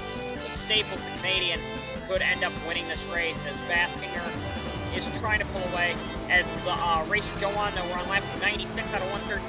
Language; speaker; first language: English; native; English